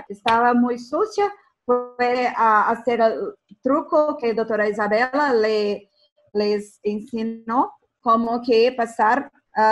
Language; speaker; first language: Spanish; non-native, fluent; Portuguese